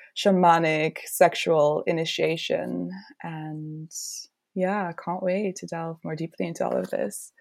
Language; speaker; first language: English; non-native, fluent; Dutch